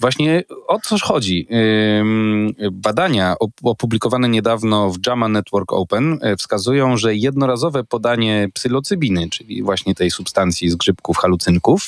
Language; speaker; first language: Polish; native; Polish